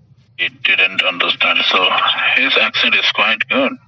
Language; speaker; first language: English; non-native, local second language; Hindi